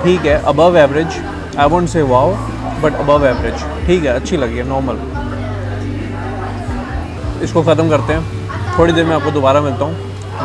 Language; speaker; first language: Hindi; native; Hindi